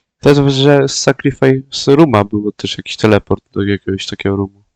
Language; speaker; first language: Polish; native; Polish